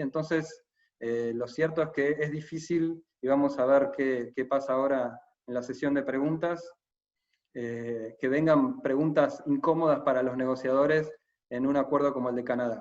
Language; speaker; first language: Spanish; native; Spanish